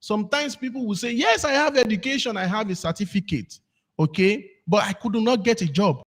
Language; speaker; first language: English; non-native, local second language; Yoruba